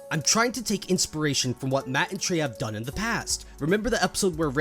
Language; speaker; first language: English; native; English